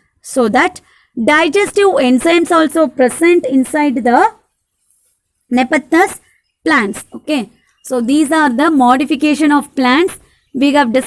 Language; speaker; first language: English; non-native, local second language; Tamil